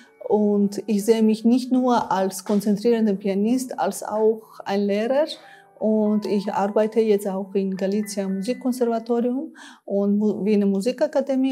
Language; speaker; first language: German; non-native, fluent; Armenian